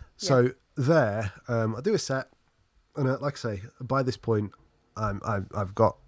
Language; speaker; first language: English; native; English